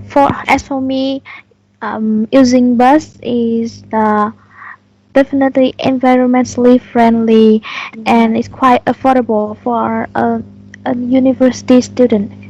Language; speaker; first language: English; non-native, learner; Vietnamese